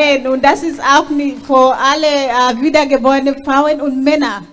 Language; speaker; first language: German; non-native, learner; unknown